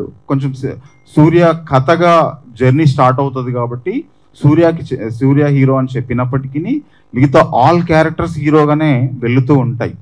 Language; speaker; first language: Telugu; native; Telugu